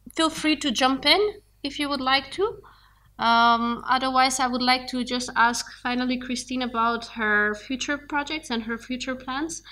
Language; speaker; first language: English; non-native, fluent; Macedonian